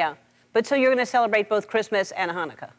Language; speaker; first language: English; native; English